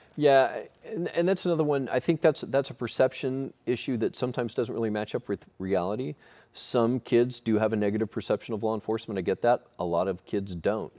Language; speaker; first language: English; native; English